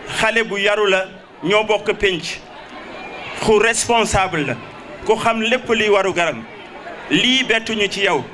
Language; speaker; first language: Wolof; native; Wolof